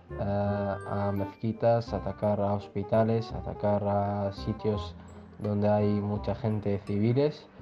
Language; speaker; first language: Spanish; non-native, fluent; Arabic